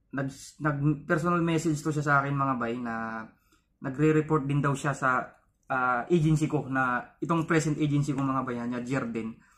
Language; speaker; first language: Filipino; non-native, local second language; Cebuano